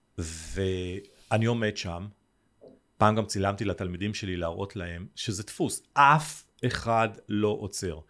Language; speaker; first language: Hebrew; native; Hebrew